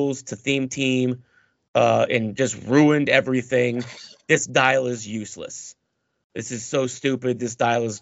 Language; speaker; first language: English; native; English